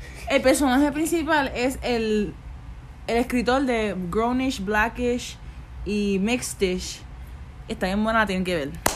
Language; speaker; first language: Spanish; native; Spanish